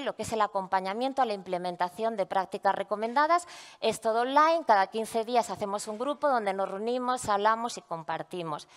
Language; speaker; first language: Spanish; native; Spanish